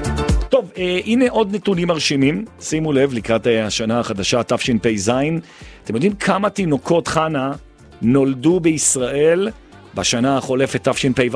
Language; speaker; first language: Hebrew; native; Hebrew